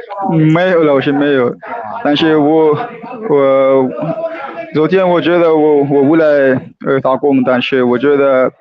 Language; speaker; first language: Chinese; non-native, learner; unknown